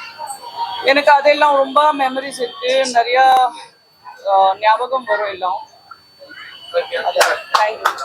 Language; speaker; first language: Tamil; non-native, fluent; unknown